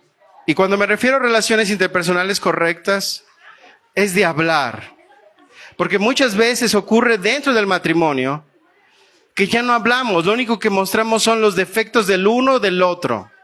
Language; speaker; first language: Spanish; native; Spanish